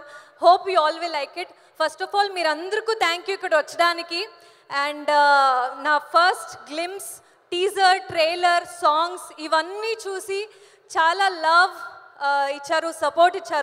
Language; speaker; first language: Telugu; non-native, learner; Kannada